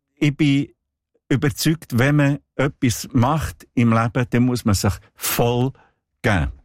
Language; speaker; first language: German; non-native, local second language; Italian